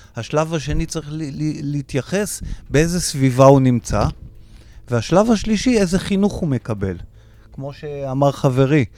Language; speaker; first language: Hebrew; native; Hebrew